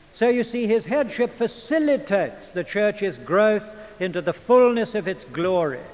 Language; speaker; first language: English; native; English